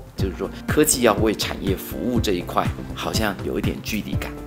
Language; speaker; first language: Chinese; native; Chinese